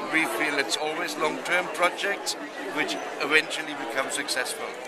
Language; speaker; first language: English; non-native, fluent; German